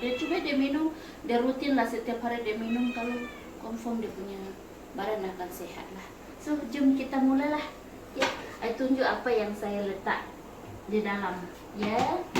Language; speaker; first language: Malay; non-native, local second language; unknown